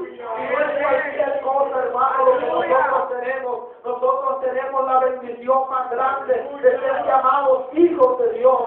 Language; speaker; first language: Spanish; native; Spanish